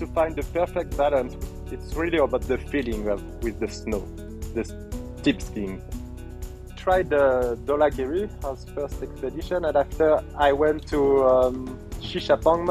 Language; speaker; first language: English; non-native, learner; French